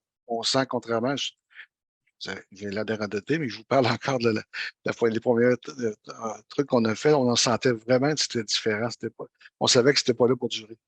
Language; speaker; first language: French; native; French